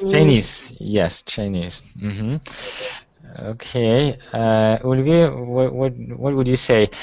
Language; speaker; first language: English; non-native, fluent; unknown